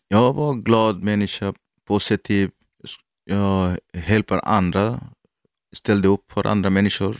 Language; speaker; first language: Swedish; non-native, learner; Arabic